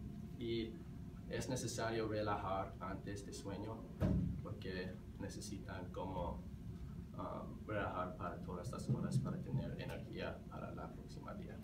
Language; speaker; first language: Spanish; non-native, learner; English